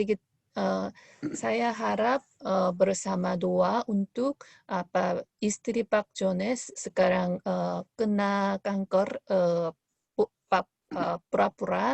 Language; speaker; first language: Indonesian; non-native, fluent; Korean